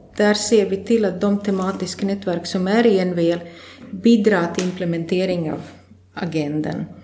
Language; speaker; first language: Swedish; non-native, fluent; Latvian